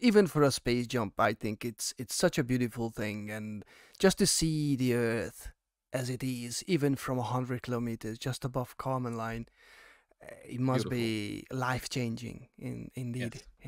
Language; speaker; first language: English; non-native, fluent; Hungarian